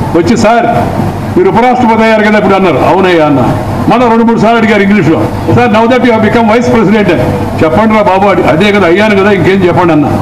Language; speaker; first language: Telugu; native; Telugu